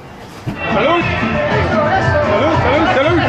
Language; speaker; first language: Spanish; non-native, learner; German